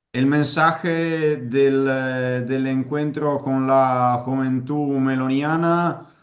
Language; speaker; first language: Spanish; non-native, fluent; Italian